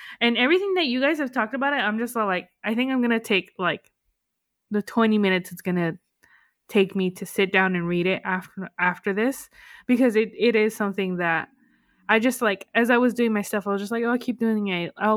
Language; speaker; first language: English; native; English